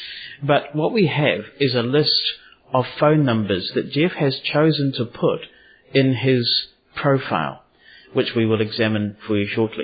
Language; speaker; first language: English; native; English